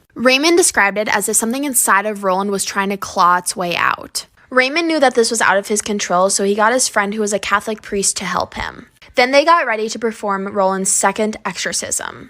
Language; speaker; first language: English; native; English